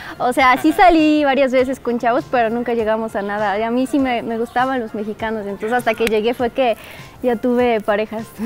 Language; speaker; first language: Spanish; non-native, fluent; Bulgarian